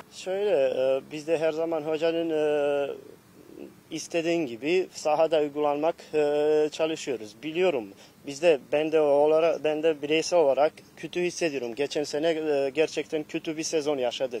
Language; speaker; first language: Turkish; non-native, fluent; Bosnian